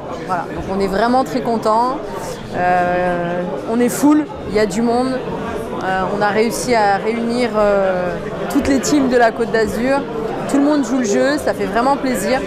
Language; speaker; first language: French; native; French